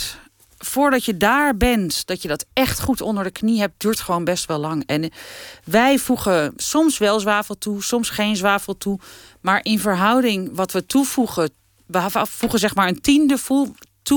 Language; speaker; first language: Dutch; native; Dutch